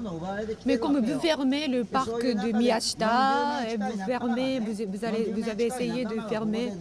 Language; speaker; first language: French; non-native, fluent; Japanese